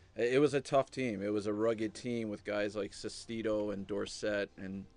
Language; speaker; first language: English; native; English